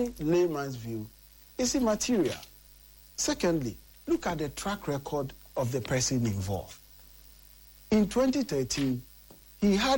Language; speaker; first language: English; non-native, local second language; Akan